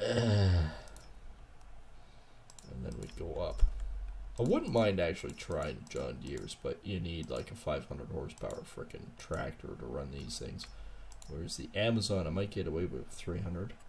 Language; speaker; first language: English; native; English